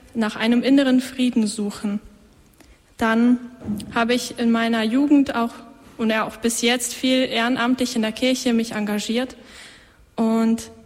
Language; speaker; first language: German; native; German